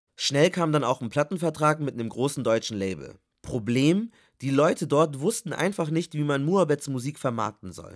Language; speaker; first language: German; native; German